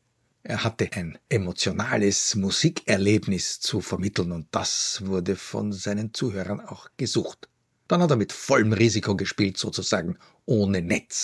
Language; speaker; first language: German; native; German